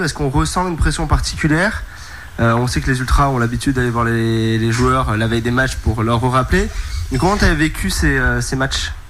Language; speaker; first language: French; native; French